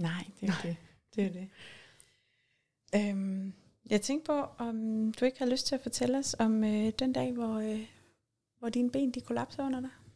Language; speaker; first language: Danish; native; Danish